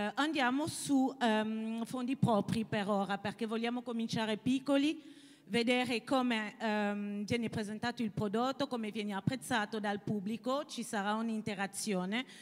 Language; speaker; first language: Italian; non-native, fluent; French